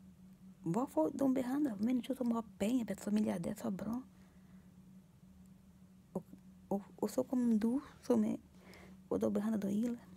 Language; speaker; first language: Swedish; non-native, learner; Portuguese